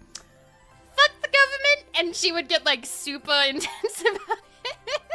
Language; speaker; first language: English; native; English